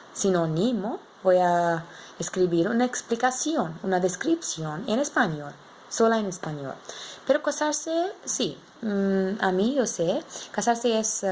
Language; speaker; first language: Spanish; non-native, learner; English